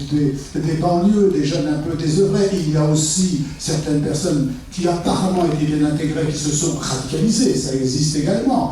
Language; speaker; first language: French; native; French